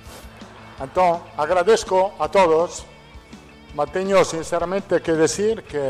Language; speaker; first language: Portuguese; non-native, fluent; Italian